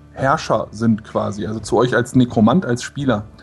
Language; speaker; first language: German; native; German